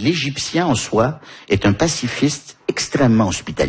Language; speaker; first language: French; early bilingual, other home language; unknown